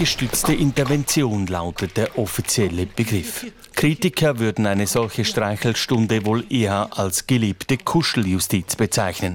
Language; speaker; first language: German; native; German